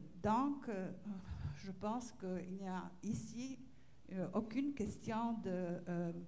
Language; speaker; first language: French; non-native, fluent; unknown